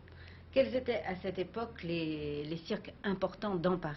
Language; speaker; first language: French; native; French